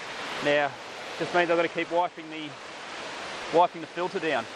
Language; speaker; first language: English; native; English